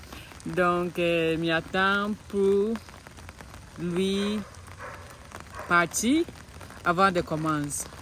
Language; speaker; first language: French; non-native, learner; English